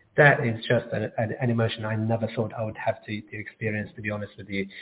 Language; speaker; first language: English; non-native, fluent; Arabic